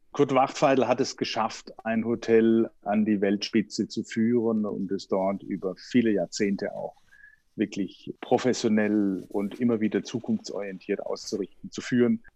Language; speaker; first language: German; native; German